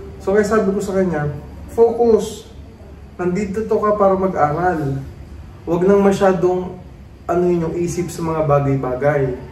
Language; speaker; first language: Filipino; native; Filipino